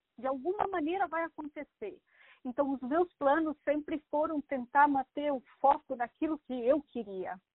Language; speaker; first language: Portuguese; native; Portuguese